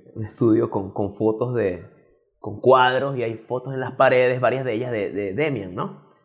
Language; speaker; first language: Spanish; native; Spanish